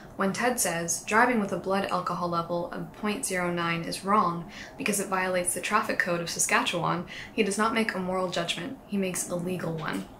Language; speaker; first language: English; native; English